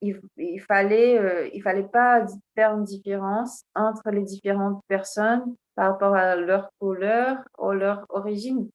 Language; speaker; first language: French; non-native, fluent; Portuguese